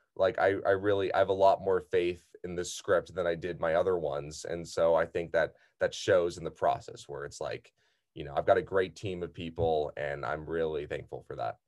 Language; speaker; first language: English; native; English